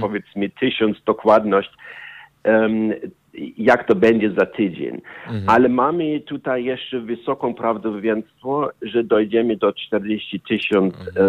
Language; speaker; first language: Polish; non-native, learner; German